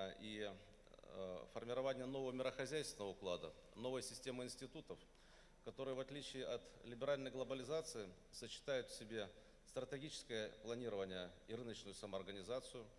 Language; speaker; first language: Russian; native; Russian